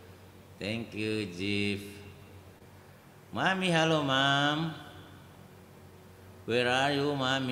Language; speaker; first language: English; non-native, learner; Indonesian